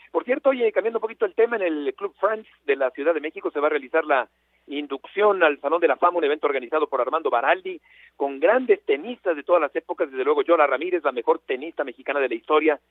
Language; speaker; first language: Spanish; native; Spanish